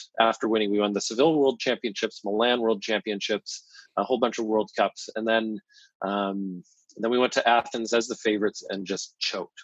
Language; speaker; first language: English; native; English